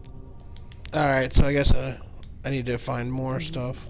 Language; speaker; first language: English; native; English